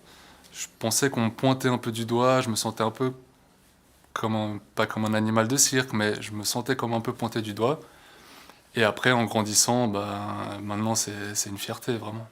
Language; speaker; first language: French; non-native, local second language; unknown